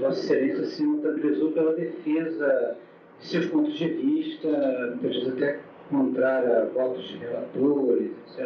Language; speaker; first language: Portuguese; native; Portuguese